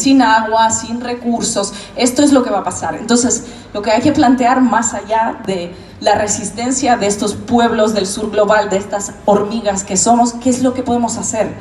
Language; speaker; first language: Spanish; non-native, fluent; Russian